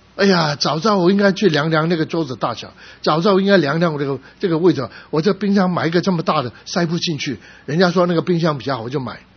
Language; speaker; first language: Chinese; non-native, local second language; Cantonese